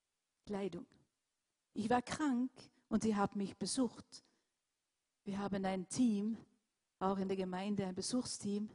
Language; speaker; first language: German; non-native, fluent; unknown